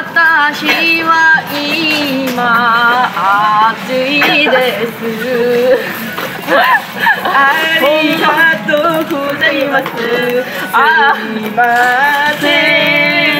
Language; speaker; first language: Japanese; non-native, learner; Korean